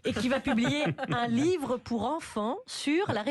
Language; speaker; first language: French; native; French